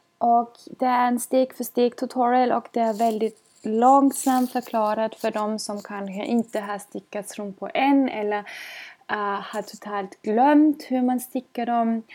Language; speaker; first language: Swedish; non-native, fluent; German